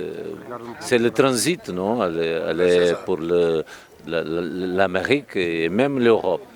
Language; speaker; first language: French; non-native, fluent; Kabuverdianu